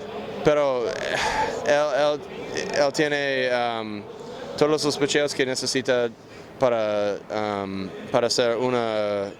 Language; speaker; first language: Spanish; non-native, learner; English